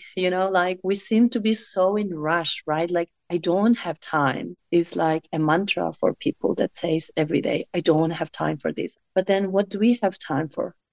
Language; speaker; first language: English; non-native, fluent; Mongolian